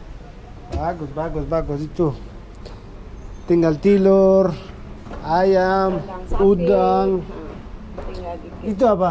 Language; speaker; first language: Indonesian; non-native, learner; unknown